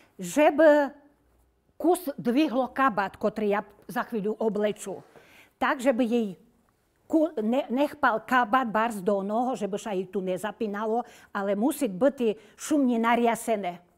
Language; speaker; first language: Slovak; non-native, local second language; Rusyn